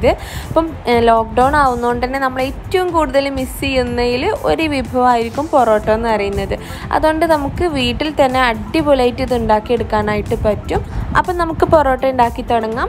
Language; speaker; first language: Malayalam; native; Malayalam